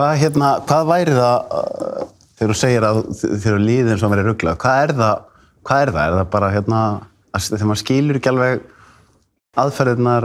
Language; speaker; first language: Icelandic; native; Icelandic